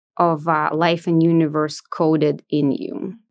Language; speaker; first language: English; non-native, fluent; Russian